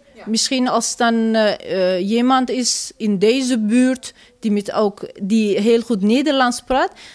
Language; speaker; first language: Dutch; non-native, learner; Turkish